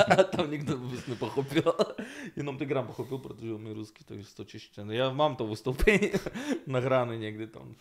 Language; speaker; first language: Czech; non-native, fluent; Russian